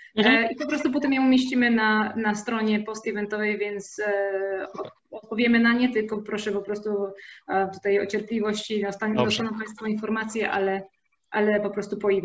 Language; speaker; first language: Polish; native; Polish